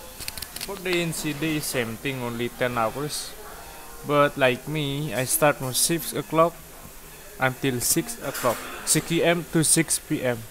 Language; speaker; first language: English; non-native, learner; Indonesian